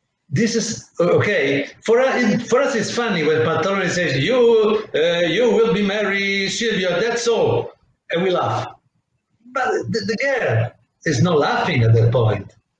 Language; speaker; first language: English; non-native, fluent; Italian